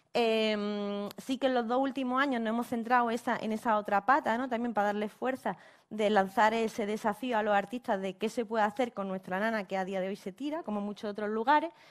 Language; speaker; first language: Spanish; native; Spanish